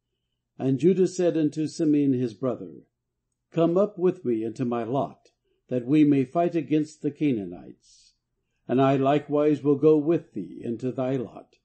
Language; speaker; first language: English; native; English